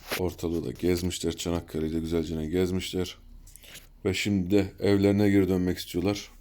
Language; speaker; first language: Turkish; early bilingual, heritage; Turkish